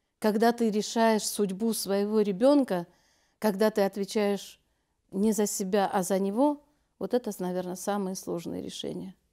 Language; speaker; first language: Russian; non-native, local second language; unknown